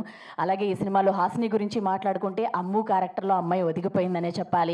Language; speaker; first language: Telugu; native; Telugu